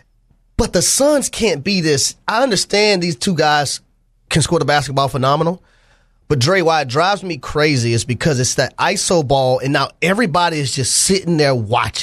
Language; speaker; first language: English; native; English